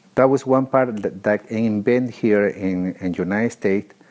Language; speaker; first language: English; non-native, learner; Spanish